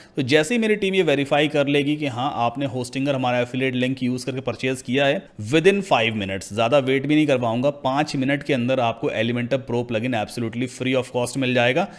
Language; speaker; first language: Hindi; native; Hindi